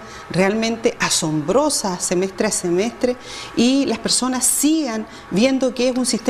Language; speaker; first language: Spanish; native; Spanish